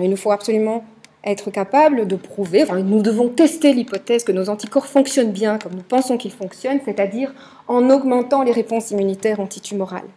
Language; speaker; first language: French; native; French